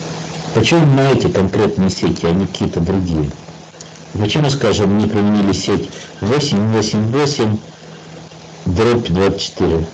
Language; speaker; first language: Russian; native; Russian